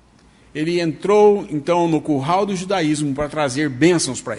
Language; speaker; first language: Portuguese; native; Portuguese